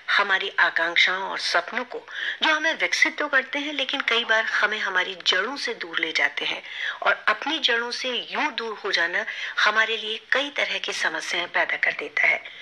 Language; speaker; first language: Hindi; native; Hindi